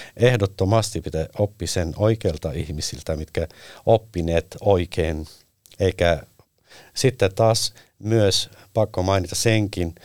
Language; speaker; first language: Finnish; non-native, fluent; Turkish